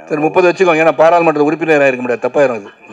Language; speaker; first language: Tamil; native; Tamil